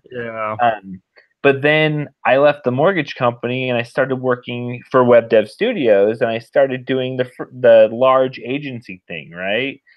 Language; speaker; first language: English; native; English